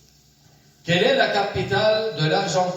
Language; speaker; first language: French; non-native, local second language; Arabic